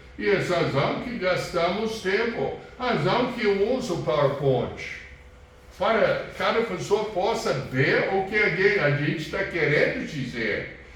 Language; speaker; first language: Portuguese; non-native, fluent; English